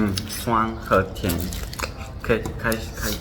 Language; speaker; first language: Chinese; non-native, learner; Mongolian